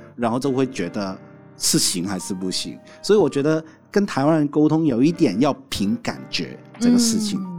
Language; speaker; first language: Chinese; non-native, local second language; Cantonese